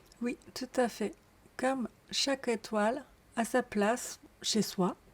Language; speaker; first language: French; non-native, learner; Japanese